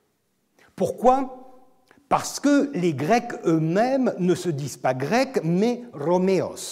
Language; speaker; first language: French; non-native, fluent; Turkish